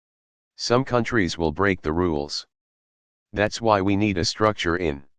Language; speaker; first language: English; native; English